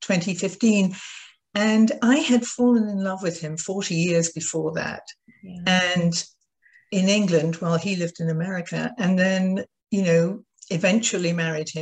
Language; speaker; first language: English; native; English